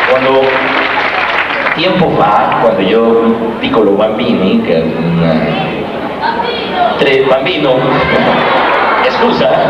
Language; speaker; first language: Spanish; non-native, learner; Italian